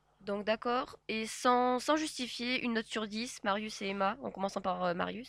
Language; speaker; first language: French; native; French